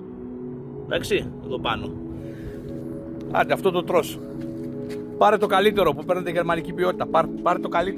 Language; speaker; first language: Greek; native; Greek